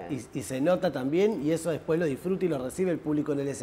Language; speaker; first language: Spanish; native; Spanish